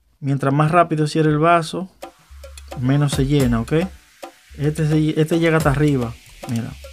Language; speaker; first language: Spanish; native; Spanish